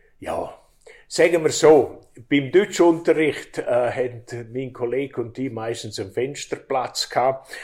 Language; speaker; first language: German; non-native, local second language; Romansh